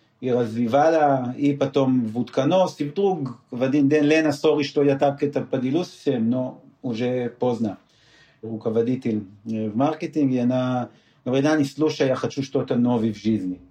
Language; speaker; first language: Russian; non-native, learner; Hebrew